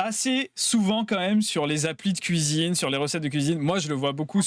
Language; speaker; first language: French; native; French